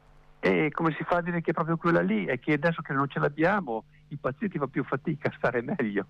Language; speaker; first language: Italian; native; Italian